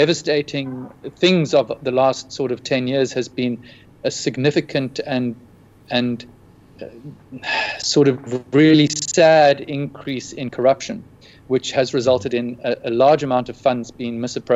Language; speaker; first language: English; native; English